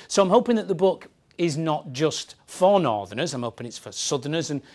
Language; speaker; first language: English; native; English